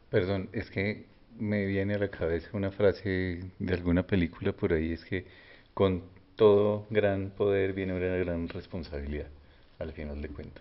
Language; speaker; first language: Spanish; native; Spanish